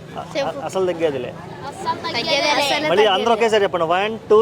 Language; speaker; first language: Telugu; native; Telugu